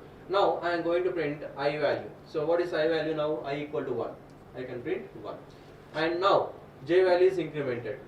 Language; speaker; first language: English; non-native, local second language; Telugu